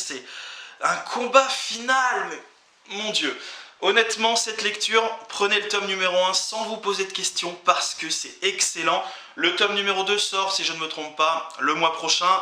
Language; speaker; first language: French; native; French